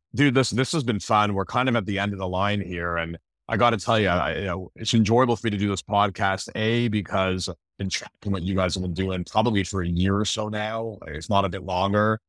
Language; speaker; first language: English; native; English